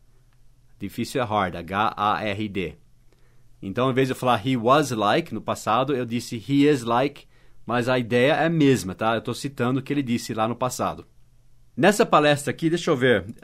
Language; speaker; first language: Portuguese; non-native, fluent; English